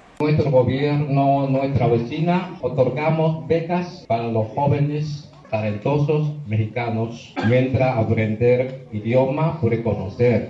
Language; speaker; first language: Spanish; non-native, fluent; Chinese